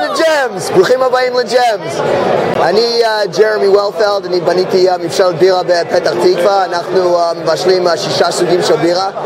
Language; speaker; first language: Hebrew; non-native, fluent; English